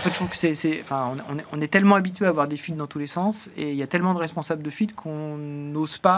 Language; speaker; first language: French; native; French